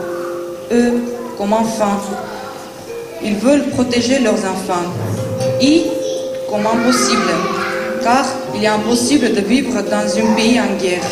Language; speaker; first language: French; non-native, learner; Armenian